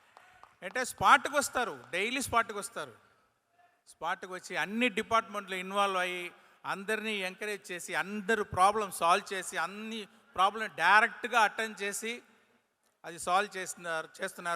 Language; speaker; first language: Telugu; non-native, learner; Tamil